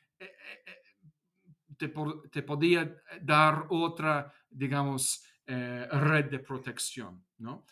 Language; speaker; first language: Spanish; non-native, fluent; English